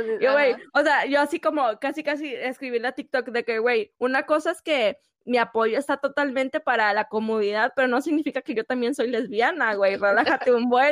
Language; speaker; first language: Spanish; native; Spanish